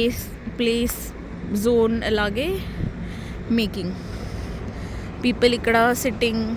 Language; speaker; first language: Telugu; non-native, learner; Marathi